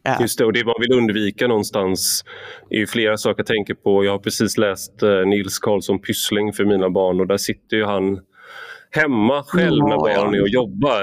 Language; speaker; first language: Swedish; native; Swedish